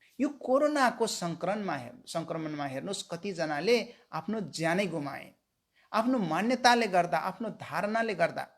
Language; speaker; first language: Nepali; non-native, local second language; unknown